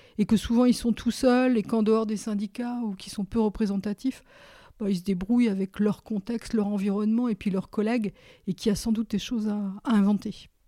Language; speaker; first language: French; native; French